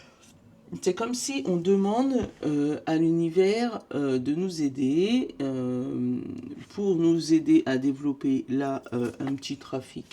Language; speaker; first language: French; native; French